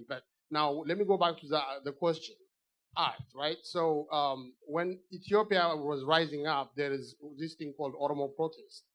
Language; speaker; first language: English; non-native, fluent; Amharic